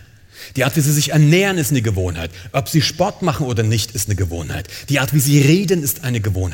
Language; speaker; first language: German; native; German